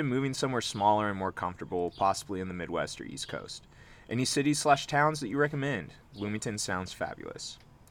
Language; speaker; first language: English; native; English